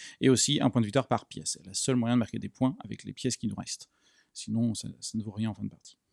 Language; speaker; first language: French; native; French